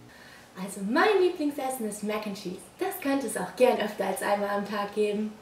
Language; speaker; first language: German; native; German